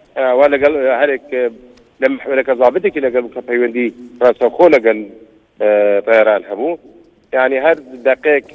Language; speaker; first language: Central Kurdish; non-native, local second language; Kurdish